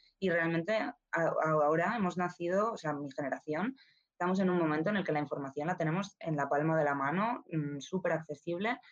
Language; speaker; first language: Spanish; native; Spanish